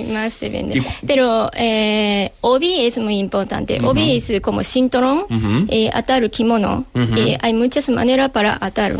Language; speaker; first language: Spanish; non-native, learner; Japanese